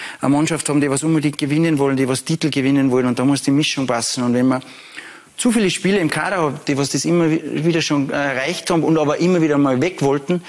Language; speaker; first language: German; native; German